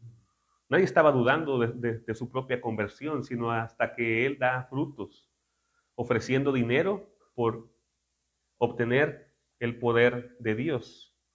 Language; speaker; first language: Spanish; native; Spanish